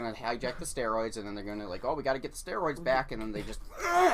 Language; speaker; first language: English; native; English